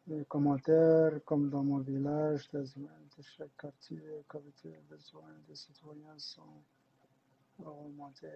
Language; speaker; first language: French; non-native, local second language; Arabic